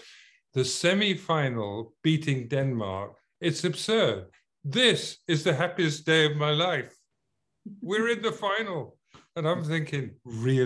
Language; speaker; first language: English; native; English